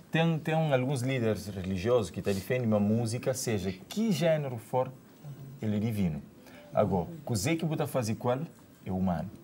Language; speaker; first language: Portuguese; non-native, local second language; Kabuverdianu